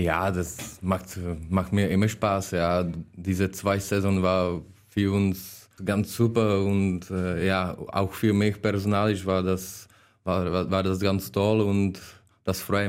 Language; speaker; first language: German; non-native, learner; Czech